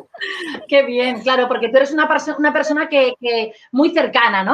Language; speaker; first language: Spanish; native; Spanish